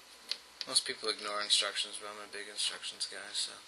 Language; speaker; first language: English; native; English